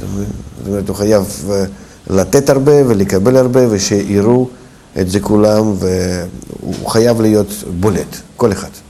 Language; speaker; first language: Hebrew; non-native, fluent; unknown